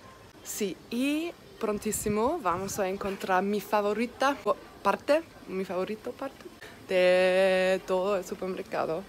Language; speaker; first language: Spanish; non-native, learner; German